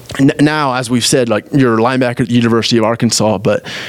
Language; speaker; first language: English; native; English